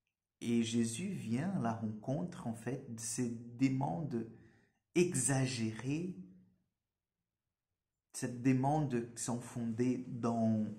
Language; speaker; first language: French; non-native, fluent; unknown